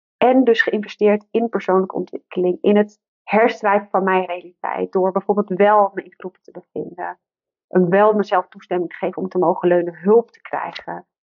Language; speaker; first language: Dutch; native; Dutch